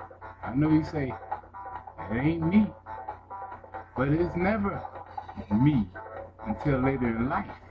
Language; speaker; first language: English; native; English